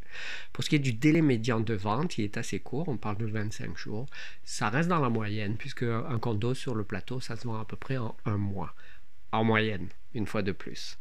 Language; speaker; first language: French; native; French